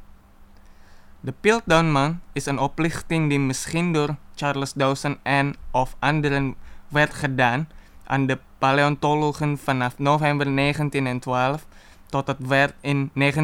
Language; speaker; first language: Dutch; non-native, fluent; Indonesian